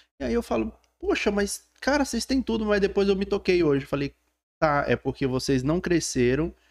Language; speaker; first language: Portuguese; native; Portuguese